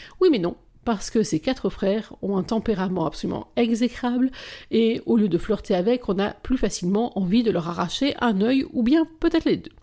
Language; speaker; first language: French; native; French